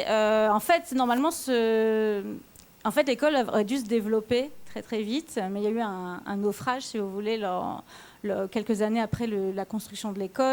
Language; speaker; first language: French; native; French